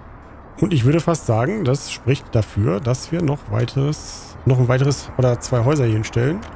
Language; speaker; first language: German; native; German